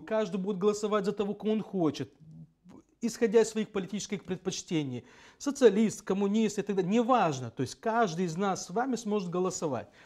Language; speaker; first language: Russian; native; Russian